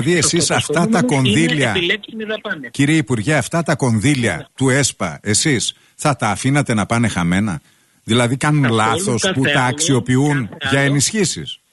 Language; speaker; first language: Greek; native; Greek